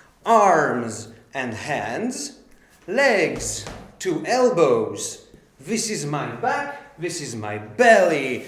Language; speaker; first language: English; non-native, fluent; Polish